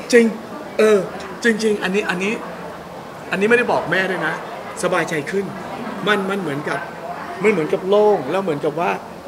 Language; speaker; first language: Thai; native; Thai